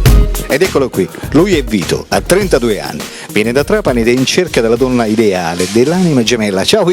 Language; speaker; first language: Italian; native; Italian